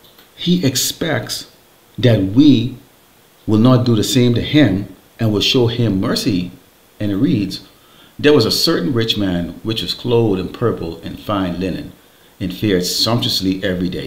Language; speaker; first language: English; native; English